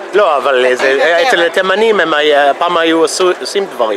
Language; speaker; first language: Hebrew; non-native, fluent; English